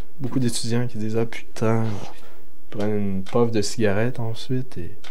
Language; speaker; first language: French; native; French